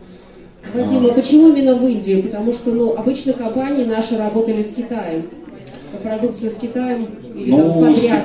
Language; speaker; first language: Russian; native; Russian